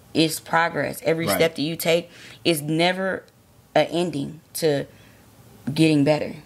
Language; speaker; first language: English; native; English